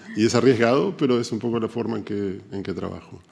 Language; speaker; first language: Spanish; native; Spanish